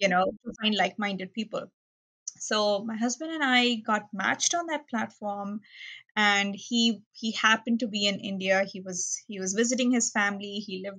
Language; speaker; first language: English; non-native, local second language; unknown